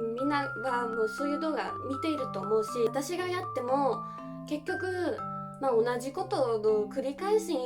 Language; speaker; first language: Japanese; non-native, fluent; German